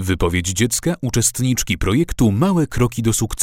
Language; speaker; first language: Polish; native; Polish